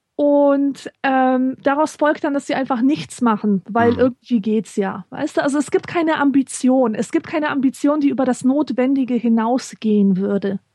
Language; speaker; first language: German; early bilingual, other home language; Polish